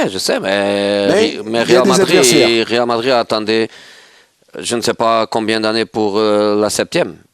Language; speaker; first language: French; non-native, fluent; Portuguese